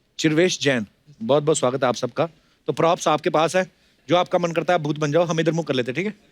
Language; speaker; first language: Hindi; non-native, local second language; Punjabi